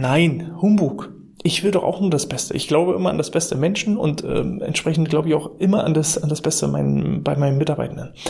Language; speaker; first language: German; native; German